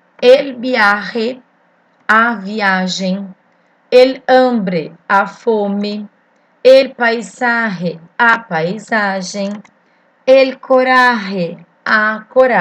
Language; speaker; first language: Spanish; non-native, fluent; Portuguese